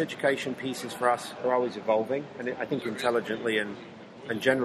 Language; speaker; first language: English; native; English